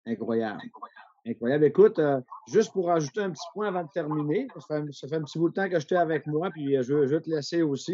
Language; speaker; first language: French; native; French